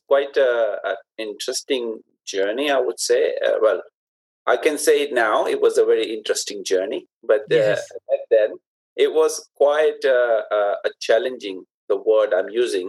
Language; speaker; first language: English; non-native, local second language; Urdu